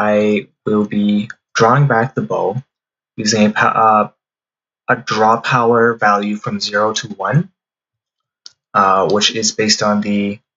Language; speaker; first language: English; native; English